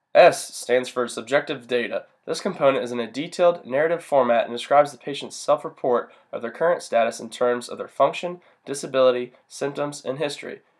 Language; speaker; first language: English; native; English